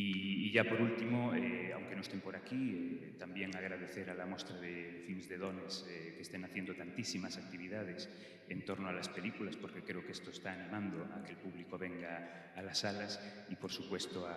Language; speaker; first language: Spanish; native; Spanish